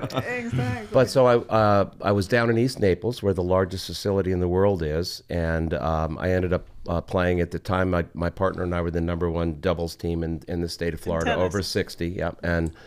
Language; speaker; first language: English; native; English